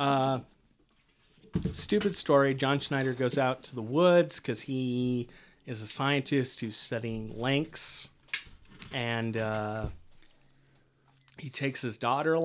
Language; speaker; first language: English; native; English